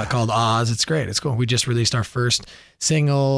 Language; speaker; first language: English; native; English